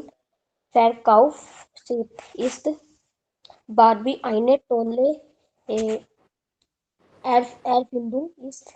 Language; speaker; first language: German; non-native, learner; Hindi